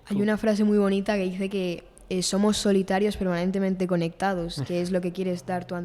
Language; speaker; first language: Spanish; native; Spanish